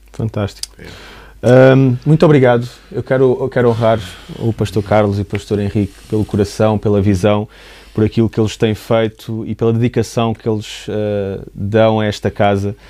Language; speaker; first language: Portuguese; native; Portuguese